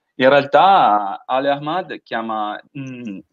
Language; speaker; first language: Italian; native; Italian